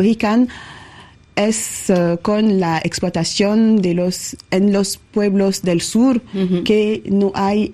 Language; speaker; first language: Spanish; non-native, learner; French